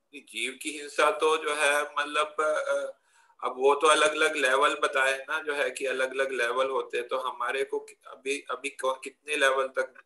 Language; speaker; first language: Hindi; non-native, local second language; Gujarati